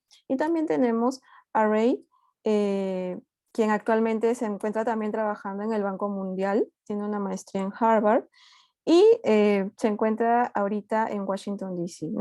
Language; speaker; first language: Spanish; native; Spanish